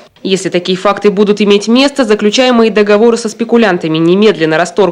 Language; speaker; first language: Russian; native; Russian